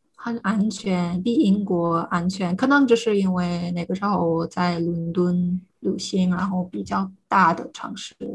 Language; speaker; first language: Chinese; non-native, fluent; English